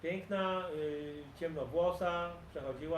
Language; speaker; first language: Polish; native; Polish